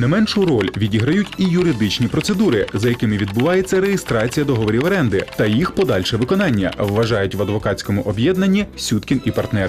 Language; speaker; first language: Ukrainian; native; Ukrainian